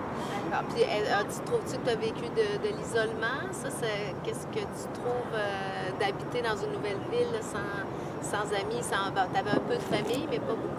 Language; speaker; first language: French; native; French